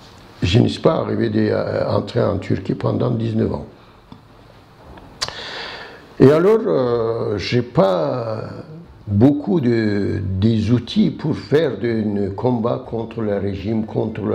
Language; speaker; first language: French; non-native, learner; Turkish